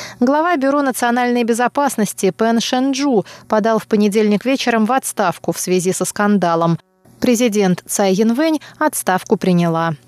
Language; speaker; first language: Russian; non-native, fluent; Chinese